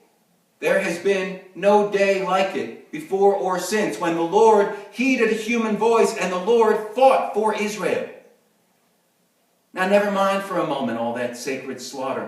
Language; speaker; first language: English; native; English